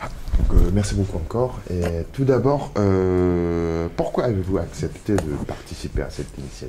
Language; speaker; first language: French; non-native, fluent; Japanese